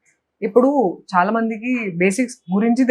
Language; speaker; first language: Telugu; non-native, fluent; Hindi